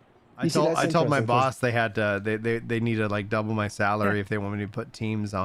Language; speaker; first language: English; native; English